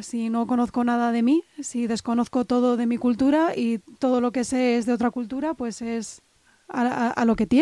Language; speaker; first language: Spanish; native; Spanish